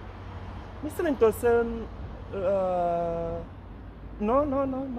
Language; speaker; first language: Czech; non-native, learner; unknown